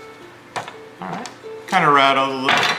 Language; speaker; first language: English; native; English